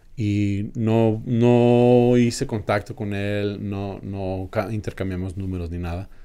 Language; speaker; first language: Spanish; early bilingual, other home language; English